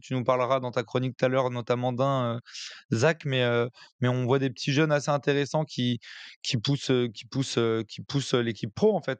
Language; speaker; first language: French; native; French